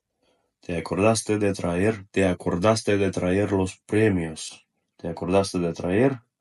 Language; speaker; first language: Spanish; non-native, learner; Russian